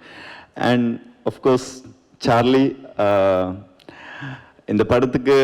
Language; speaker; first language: Tamil; non-native, learner; Kannada